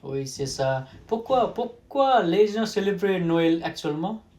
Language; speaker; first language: French; non-native, learner; Nepali